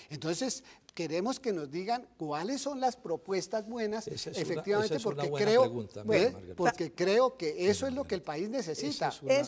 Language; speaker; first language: Spanish; native; Spanish